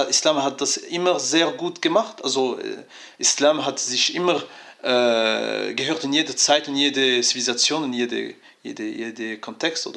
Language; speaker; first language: German; non-native, fluent; French